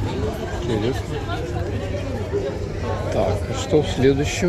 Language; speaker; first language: Russian; native; Russian